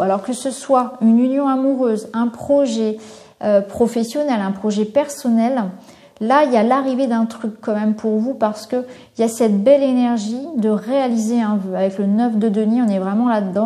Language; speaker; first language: French; native; French